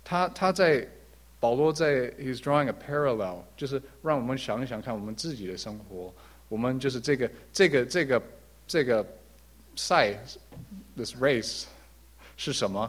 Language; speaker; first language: Chinese; early bilingual, heritage; English